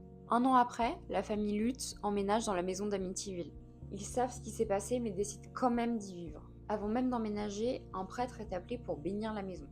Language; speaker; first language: French; native; French